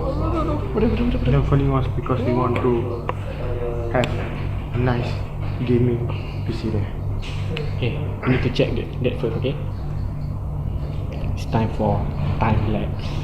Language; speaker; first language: English; non-native, local second language; Malay